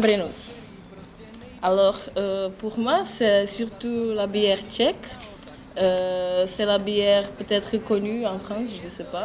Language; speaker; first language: French; non-native, fluent; Czech